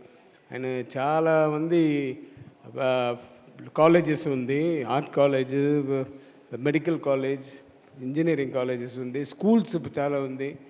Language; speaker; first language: Telugu; non-native, learner; Tamil